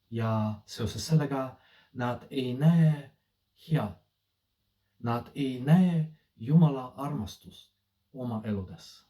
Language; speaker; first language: Estonian; non-native, fluent; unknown